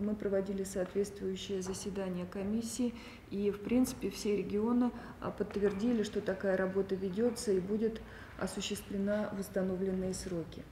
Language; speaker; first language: Russian; native; Russian